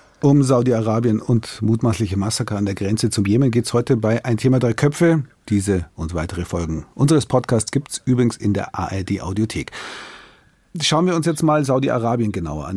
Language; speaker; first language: German; native; German